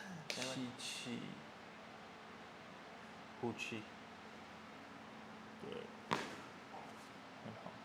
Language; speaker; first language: Chinese; non-native, learner; English